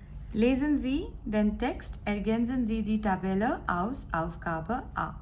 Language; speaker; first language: German; non-native, fluent; Gujarati